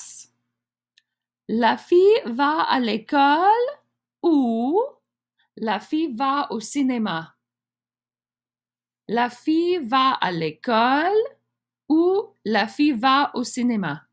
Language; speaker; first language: French; non-native, fluent; English